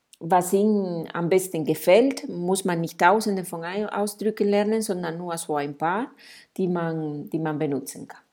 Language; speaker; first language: German; non-native, fluent; Spanish